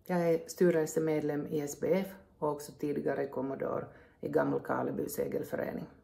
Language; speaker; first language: Swedish; non-native, local second language; Finnish